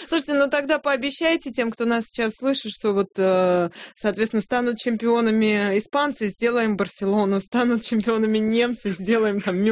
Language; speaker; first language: Russian; native; Russian